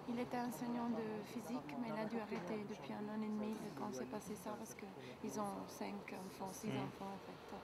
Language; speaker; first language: French; non-native, local second language; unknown